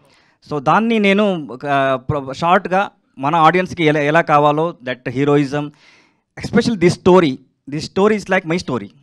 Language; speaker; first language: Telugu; non-native, learner; Kannada